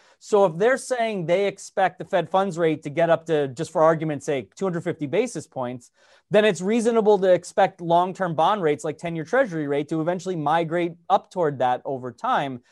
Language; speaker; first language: English; native; English